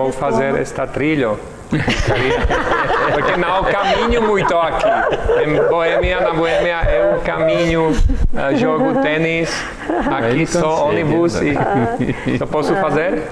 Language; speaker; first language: Portuguese; non-native, learner; Czech